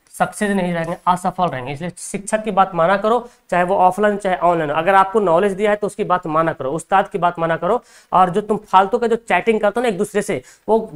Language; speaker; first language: Hindi; native; Hindi